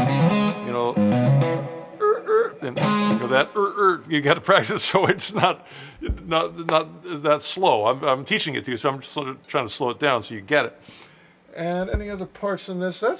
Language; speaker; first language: English; native; English